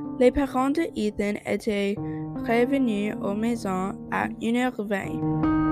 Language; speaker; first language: French; non-native, learner; English